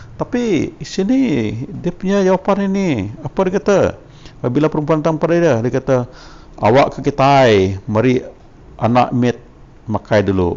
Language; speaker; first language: Malay; non-native, local second language; Iban